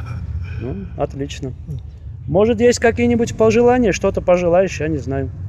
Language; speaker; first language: Russian; native; Russian